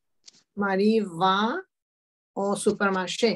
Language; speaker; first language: French; non-native, learner; Spanish